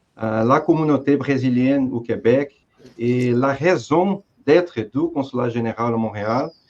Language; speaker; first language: French; non-native, fluent; Portuguese